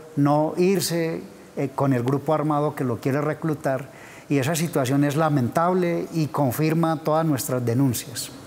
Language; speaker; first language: Spanish; native; Spanish